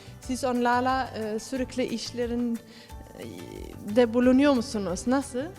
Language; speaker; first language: Turkish; early bilingual, heritage; Turkish